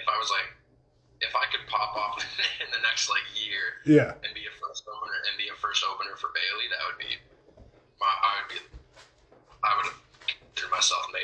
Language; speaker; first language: English; native; English